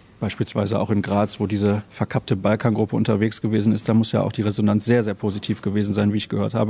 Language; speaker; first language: German; native; German